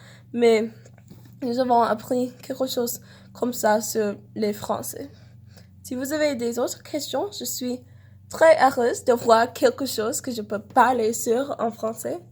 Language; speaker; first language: French; non-native, learner; English